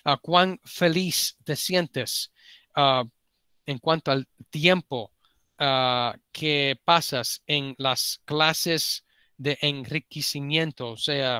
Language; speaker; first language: Spanish; early bilingual, heritage; Spanish